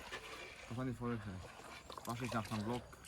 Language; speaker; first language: German; early bilingual, other home language; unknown